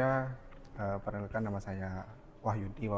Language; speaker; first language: Indonesian; non-native, local second language; Madurese